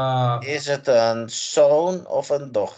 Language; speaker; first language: Dutch; non-native, fluent; English